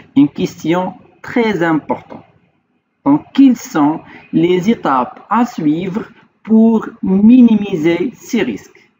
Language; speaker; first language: French; non-native, local second language; Arabic